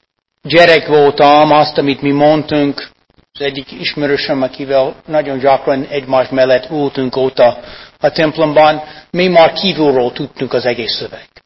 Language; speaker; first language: Hungarian; non-native, fluent; English